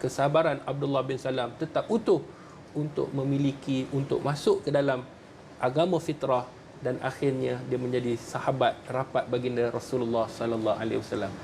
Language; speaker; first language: Malay; native; Malay